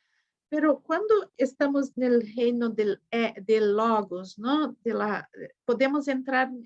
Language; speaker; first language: Spanish; non-native, fluent; Portuguese